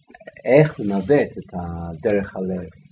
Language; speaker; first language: Hebrew; non-native, fluent; English